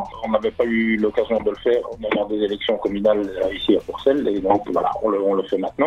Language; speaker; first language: French; native; French